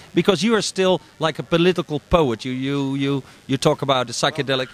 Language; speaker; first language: English; non-native, fluent; Dutch